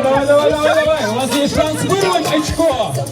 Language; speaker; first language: Russian; native; Russian